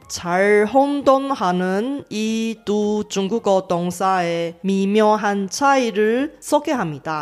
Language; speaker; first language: Korean; non-native, fluent; Chinese